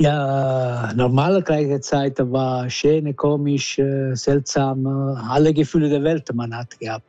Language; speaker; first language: German; non-native, learner; Italian